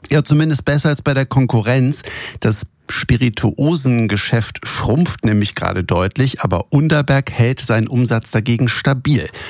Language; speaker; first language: German; native; German